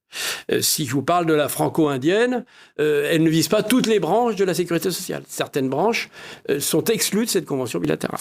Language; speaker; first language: French; native; French